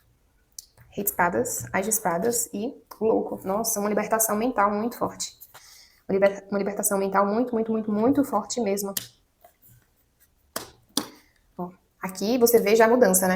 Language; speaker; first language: Portuguese; native; Portuguese